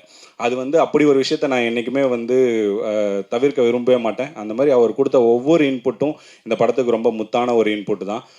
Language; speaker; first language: Tamil; native; Tamil